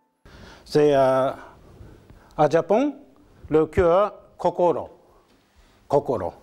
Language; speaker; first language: French; non-native, learner; Japanese